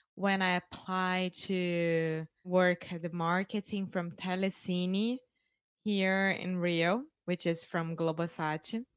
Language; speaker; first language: English; non-native, fluent; Portuguese